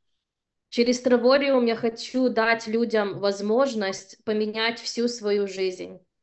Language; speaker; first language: Russian; early bilingual, heritage; Russian